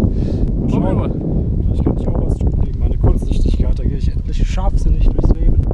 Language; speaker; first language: German; native; German